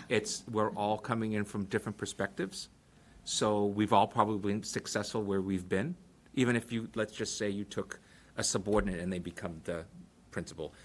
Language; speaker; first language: English; early bilingual, other home language; Portuguese